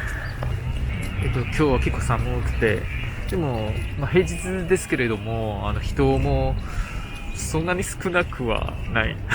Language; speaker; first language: Japanese; non-native, fluent; Chinese